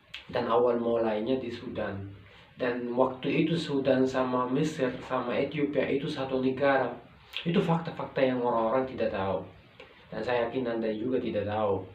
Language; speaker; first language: Indonesian; non-native, local second language; Arabic